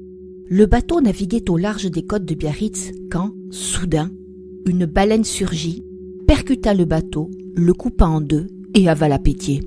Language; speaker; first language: French; native; French